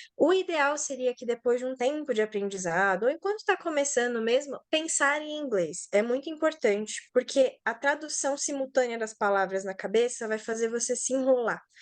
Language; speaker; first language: Portuguese; native; Portuguese